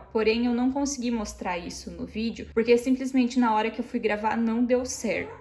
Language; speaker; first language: Portuguese; native; Portuguese